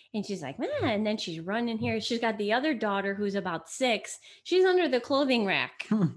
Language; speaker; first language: English; early bilingual, other home language; Italian